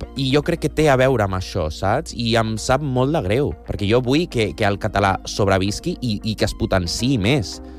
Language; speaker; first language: Catalan; non-native, local second language; Spanish